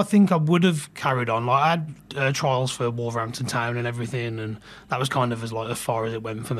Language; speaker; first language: English; native; English